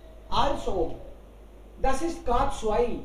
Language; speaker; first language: German; non-native, fluent; Hindi